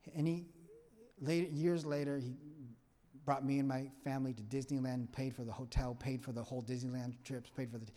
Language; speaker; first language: English; non-native, fluent; Vietnamese